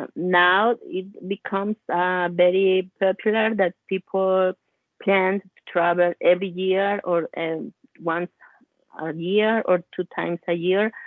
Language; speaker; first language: English; non-native, learner; Spanish